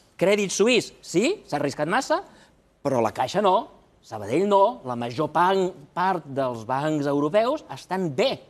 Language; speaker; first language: Catalan; native; Catalan